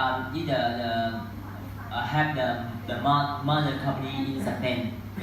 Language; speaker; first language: English; non-native, learner; Vietnamese